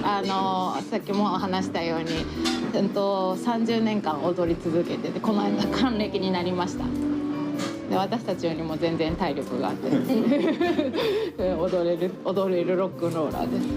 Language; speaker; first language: Japanese; native; Japanese